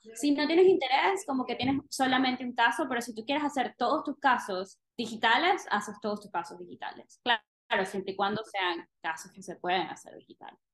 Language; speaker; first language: Spanish; native; Spanish